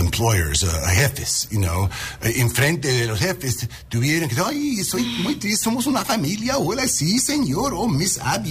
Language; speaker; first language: Spanish; non-native, learner; English